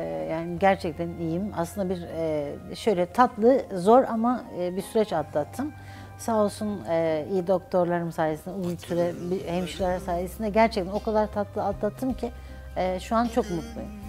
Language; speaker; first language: Turkish; non-native, fluent; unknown